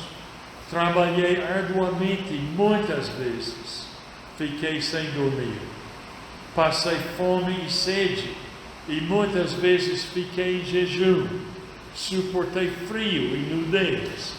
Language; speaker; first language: Portuguese; non-native, fluent; English